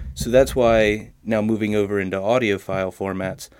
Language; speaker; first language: English; native; English